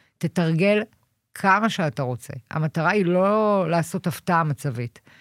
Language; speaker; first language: Hebrew; native; Hebrew